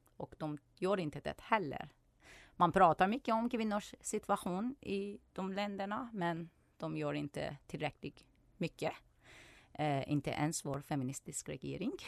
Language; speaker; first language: Swedish; non-native, fluent; Persian